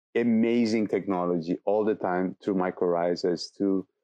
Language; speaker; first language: English; non-native, fluent; Turkish